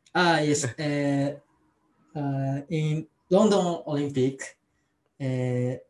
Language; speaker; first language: English; non-native, learner; Japanese